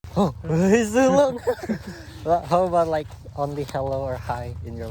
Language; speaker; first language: English; non-native, learner; Indonesian